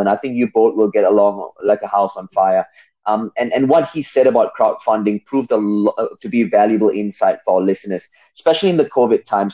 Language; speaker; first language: English; non-native, local second language; Tamil